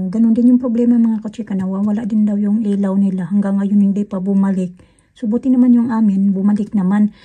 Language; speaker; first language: Filipino; non-native, local second language; Cebuano